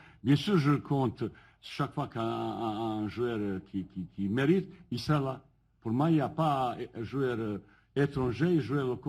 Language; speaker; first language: French; non-native, fluent; Bosnian